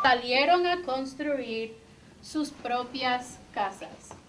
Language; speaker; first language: Spanish; non-native, fluent; English